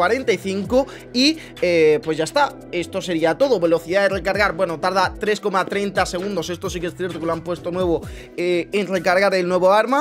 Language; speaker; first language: Spanish; native; Spanish